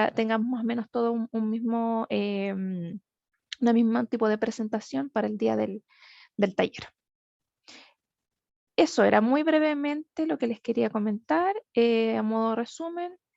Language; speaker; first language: Spanish; native; Spanish